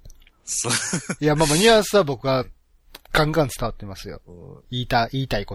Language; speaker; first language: Japanese; native; Japanese